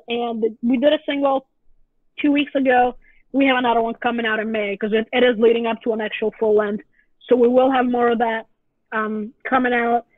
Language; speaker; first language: English; non-native, fluent; Italian